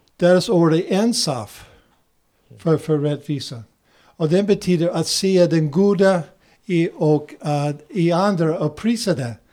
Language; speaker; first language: Swedish; non-native, fluent; English